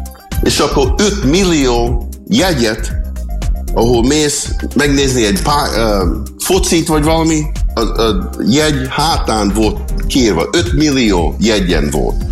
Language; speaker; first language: Hungarian; early bilingual, heritage; English